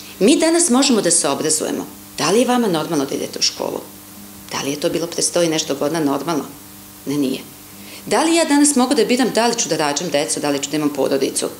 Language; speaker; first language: Serbian; non-native, local second language; Hungarian